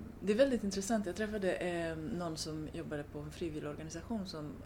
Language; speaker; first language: Swedish; non-native, fluent; Romanian